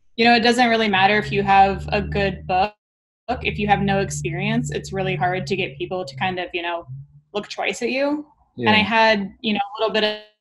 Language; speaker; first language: English; native; English